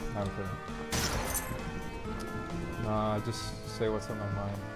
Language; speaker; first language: English; native; English